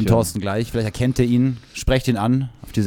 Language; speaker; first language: German; native; German